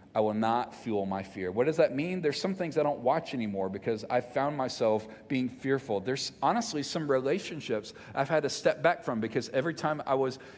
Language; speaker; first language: English; native; English